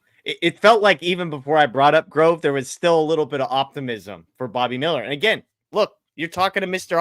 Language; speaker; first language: English; native; English